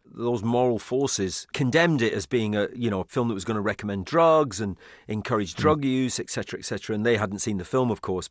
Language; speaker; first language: English; native; English